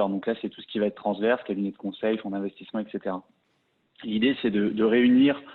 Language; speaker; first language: French; native; French